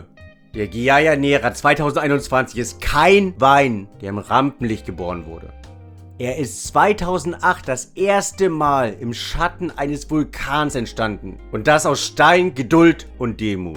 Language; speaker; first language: German; native; German